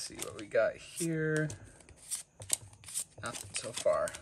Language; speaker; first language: English; native; English